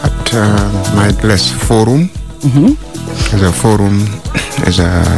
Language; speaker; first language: Hungarian; non-native, fluent; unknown